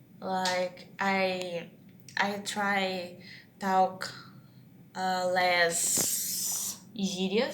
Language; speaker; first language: English; non-native, learner; Portuguese